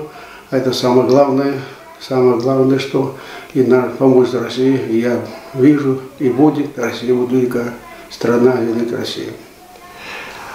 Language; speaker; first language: Russian; early bilingual, heritage; Russian